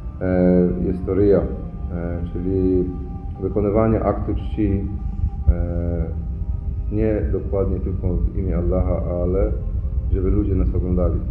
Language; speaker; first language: Polish; non-native, fluent; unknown